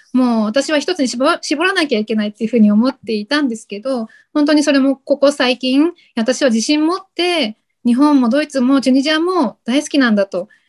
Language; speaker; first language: Japanese; native; Japanese